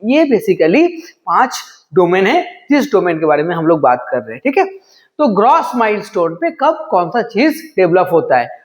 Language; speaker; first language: Hindi; non-native, local second language; Bangla